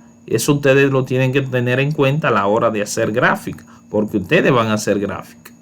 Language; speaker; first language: Spanish; native; Spanish